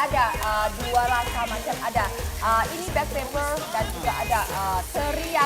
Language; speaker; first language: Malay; non-native, fluent; Thai